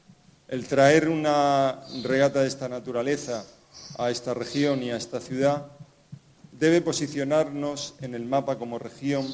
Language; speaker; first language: Spanish; native; Spanish